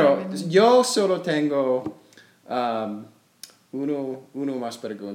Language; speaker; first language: Spanish; non-native, learner; English